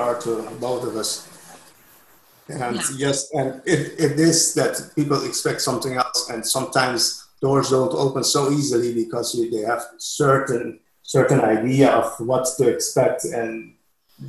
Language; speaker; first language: English; non-native, fluent; Papiamento